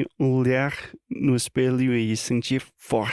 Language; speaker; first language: Portuguese; non-native, fluent; English